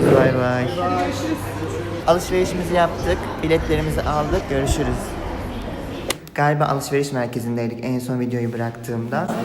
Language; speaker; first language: Turkish; native; Turkish